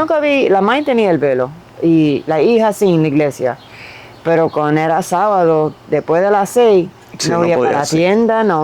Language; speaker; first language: Spanish; early bilingual, heritage; Spanish